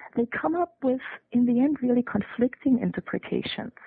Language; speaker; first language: English; non-native, fluent; German